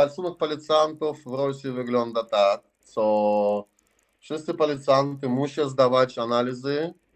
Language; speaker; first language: Polish; non-native, learner; Russian